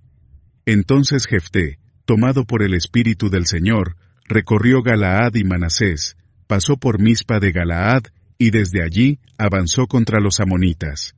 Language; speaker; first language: Spanish; native; Spanish